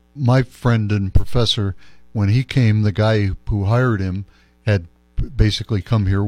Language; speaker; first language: English; native; English